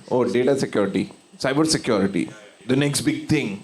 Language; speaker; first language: Kannada; non-native, learner; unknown